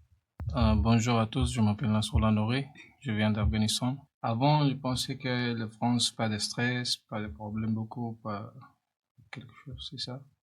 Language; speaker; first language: French; non-native, learner; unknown